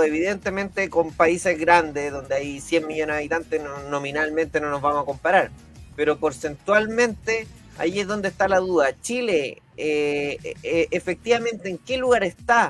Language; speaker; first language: Spanish; native; Spanish